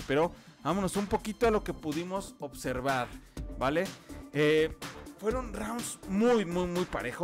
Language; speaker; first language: Spanish; native; Spanish